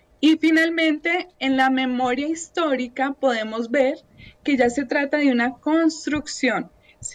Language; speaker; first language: Spanish; native; Spanish